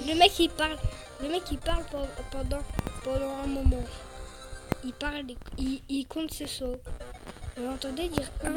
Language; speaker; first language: French; native; French